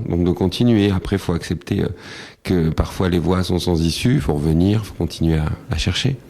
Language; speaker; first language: French; native; French